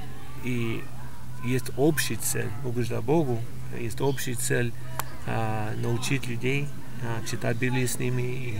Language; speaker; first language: Russian; non-native, fluent; English